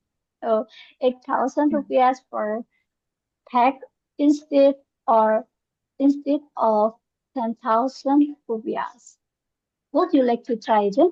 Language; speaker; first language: English; non-native, learner; Indonesian